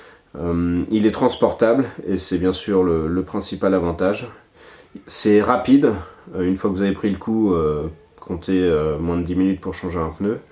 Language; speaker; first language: French; native; French